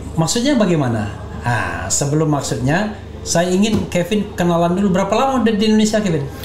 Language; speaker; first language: Indonesian; native; Indonesian